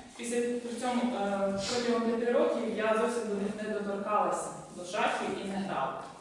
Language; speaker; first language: Ukrainian; non-native, local second language; Russian